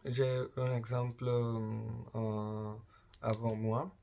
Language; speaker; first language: French; non-native, learner; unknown